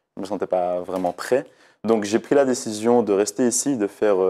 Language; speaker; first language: French; native; French